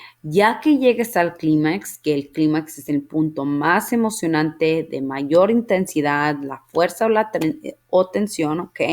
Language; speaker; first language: Spanish; early bilingual, heritage; Spanish